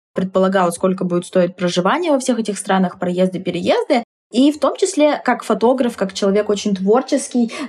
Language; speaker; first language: Russian; native; Russian